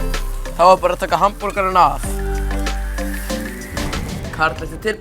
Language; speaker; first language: Icelandic; native; Icelandic